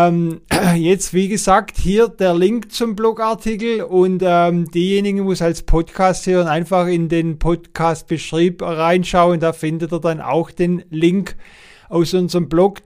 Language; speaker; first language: German; native; German